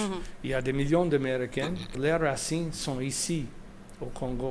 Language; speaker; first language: French; non-native, fluent; English